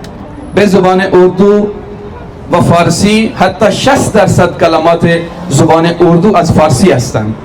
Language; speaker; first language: Persian; non-native, fluent; Urdu